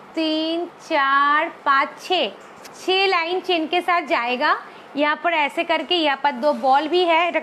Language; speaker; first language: Hindi; non-native, local second language; Bangla